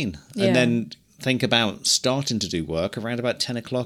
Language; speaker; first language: English; native; English